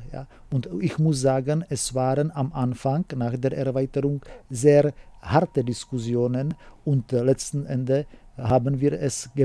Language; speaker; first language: German; non-native, fluent; Czech